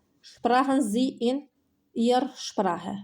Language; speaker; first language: German; non-native, fluent; Albanian